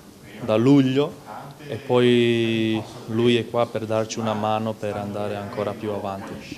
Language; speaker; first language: Italian; non-native, fluent; Croatian